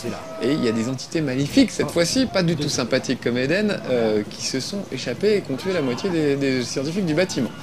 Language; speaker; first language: French; native; French